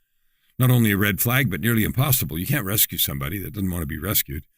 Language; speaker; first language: English; native; English